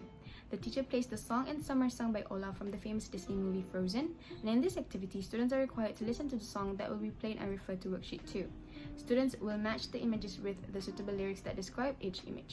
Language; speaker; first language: English; non-native, local second language; Malay